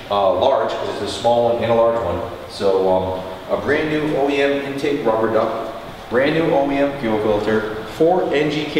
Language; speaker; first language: English; native; English